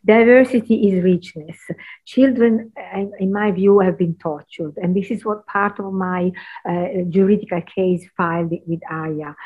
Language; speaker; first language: English; non-native, fluent; Italian